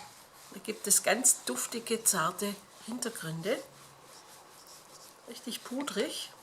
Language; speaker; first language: German; native; German